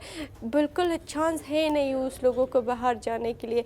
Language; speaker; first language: Hindi; non-native, learner; Persian